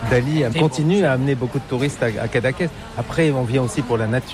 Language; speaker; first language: French; native; French